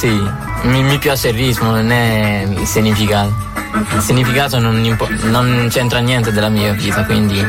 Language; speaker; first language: Italian; non-native, fluent; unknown